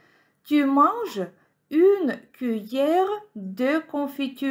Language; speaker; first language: French; non-native, fluent; Ukrainian